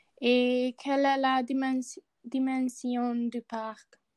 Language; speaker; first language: French; non-native, learner; Hungarian